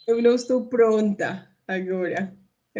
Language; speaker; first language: Portuguese; non-native, learner; Spanish